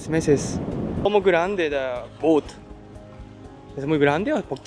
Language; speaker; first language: Spanish; non-native, learner; Japanese